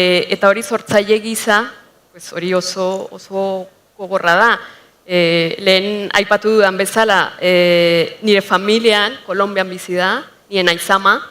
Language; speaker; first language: Basque; non-native, fluent; Spanish